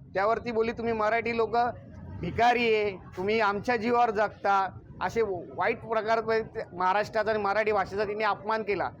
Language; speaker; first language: Marathi; native; Marathi